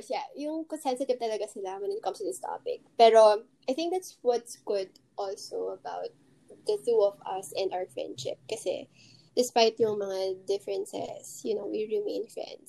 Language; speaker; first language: English; non-native, local second language; Filipino